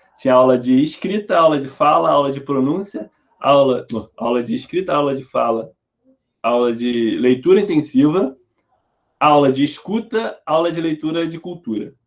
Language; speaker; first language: Portuguese; native; Portuguese